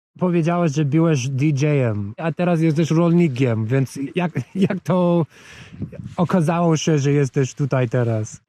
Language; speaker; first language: Polish; non-native, learner; English